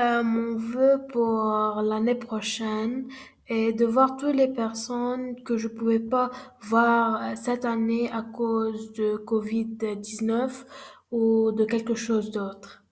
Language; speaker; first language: French; non-native, learner; Arabic